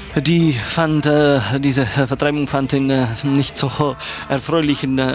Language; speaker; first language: German; non-native, fluent; Czech